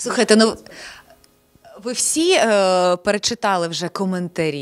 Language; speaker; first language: Ukrainian; native; Ukrainian